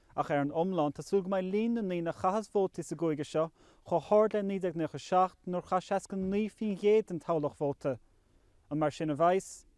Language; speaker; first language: Irish; native; Irish